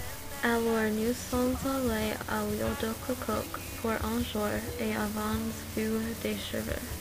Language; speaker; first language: French; non-native, learner; English